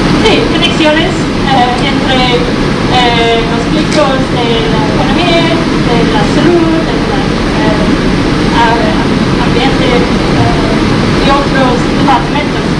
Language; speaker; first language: Spanish; non-native, fluent; English